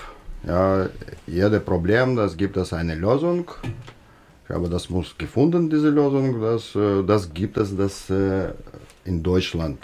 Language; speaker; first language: German; non-native, learner; Russian